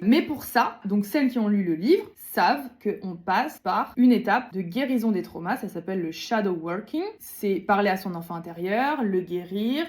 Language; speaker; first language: French; native; French